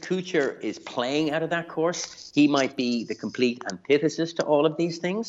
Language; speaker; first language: English; native; English